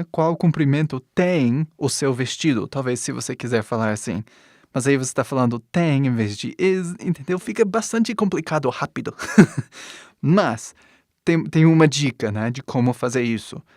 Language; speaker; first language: Portuguese; non-native, fluent; English